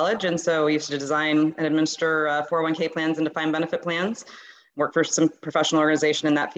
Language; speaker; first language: English; native; English